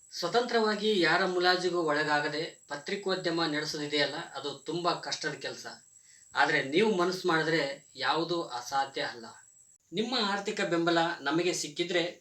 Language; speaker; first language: Kannada; native; Kannada